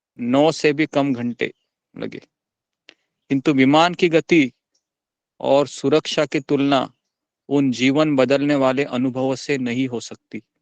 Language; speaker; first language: Hindi; non-native, local second language; Marathi